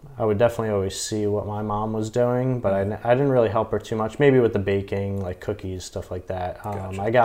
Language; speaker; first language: English; native; English